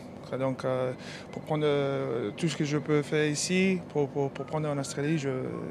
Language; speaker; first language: French; non-native, learner; English